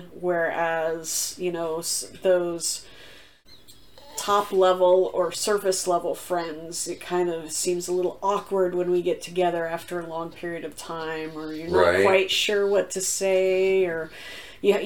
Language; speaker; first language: English; native; English